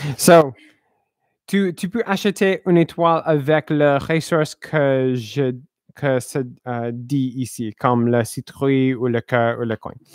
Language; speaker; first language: French; non-native, learner; English